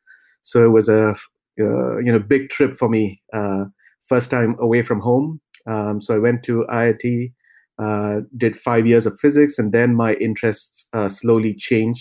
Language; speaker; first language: English; non-native, local second language; Malayalam